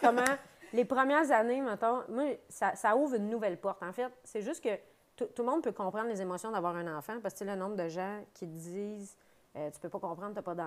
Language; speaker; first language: French; native; French